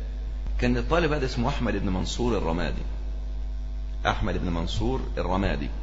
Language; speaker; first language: Arabic; native; Arabic